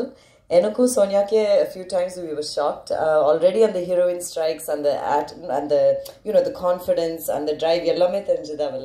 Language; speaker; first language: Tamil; early bilingual, heritage; Tamil